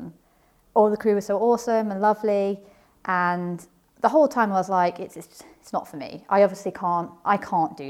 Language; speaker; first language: English; native; English